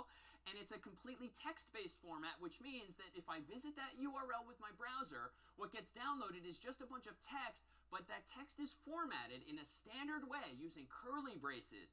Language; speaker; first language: English; native; English